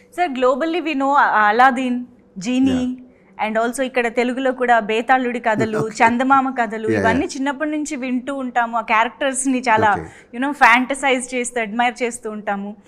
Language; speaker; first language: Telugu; native; Telugu